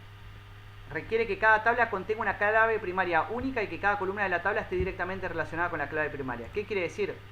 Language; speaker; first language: Spanish; native; Spanish